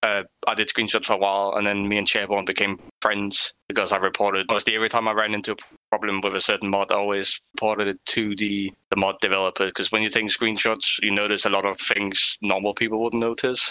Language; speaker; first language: English; non-native, fluent; Danish